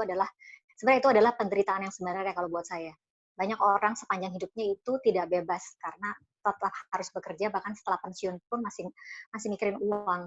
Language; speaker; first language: Indonesian; native; Indonesian